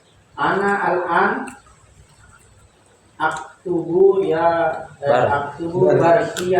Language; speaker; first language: Arabic; non-native, learner; Indonesian